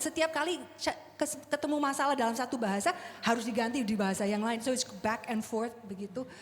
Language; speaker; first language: Indonesian; non-native, fluent; English